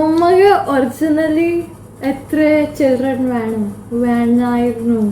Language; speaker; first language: Malayalam; early bilingual, heritage; Malayalam